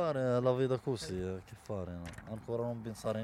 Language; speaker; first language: Italian; non-native, learner; Arabic